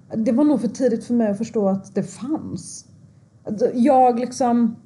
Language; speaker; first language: Swedish; early bilingual, other home language; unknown